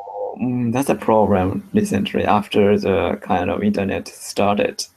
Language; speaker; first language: English; non-native, learner; Japanese